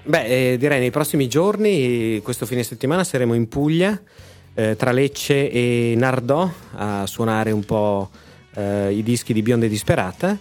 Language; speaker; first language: Italian; native; Italian